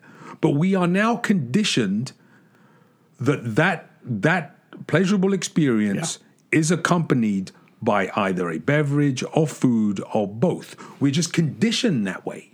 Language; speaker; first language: English; native; English